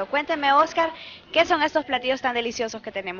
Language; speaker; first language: Spanish; native; Spanish